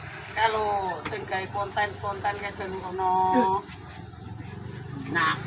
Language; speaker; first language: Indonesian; non-native, local second language; Javanese